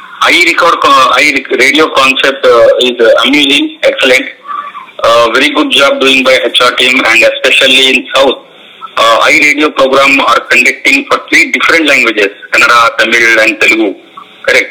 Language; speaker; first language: English; non-native, local second language; Urdu